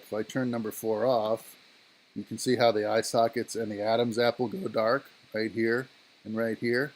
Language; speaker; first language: English; native; English